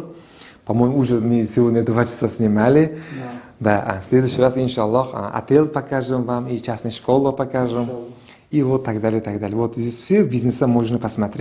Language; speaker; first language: Russian; non-native, local second language; Uzbek